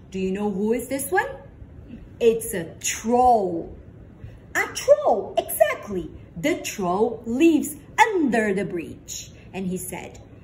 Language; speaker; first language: English; non-native, fluent; Portuguese